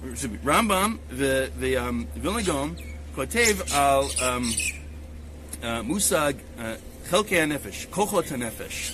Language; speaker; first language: Hebrew; non-native, learner; English